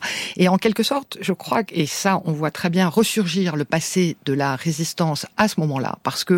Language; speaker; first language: French; native; French